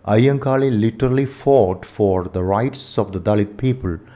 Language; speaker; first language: English; non-native, local second language; Malayalam